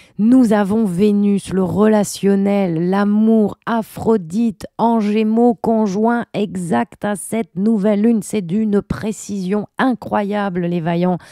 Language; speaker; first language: French; native; French